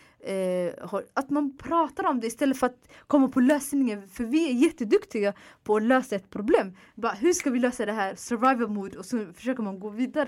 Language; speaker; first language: Swedish; non-native, fluent; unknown